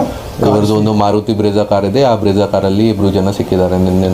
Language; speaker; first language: Kannada; non-native, fluent; Hindi